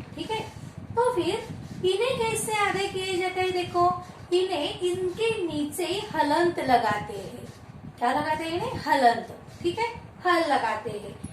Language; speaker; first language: Hindi; non-native, local second language; Marathi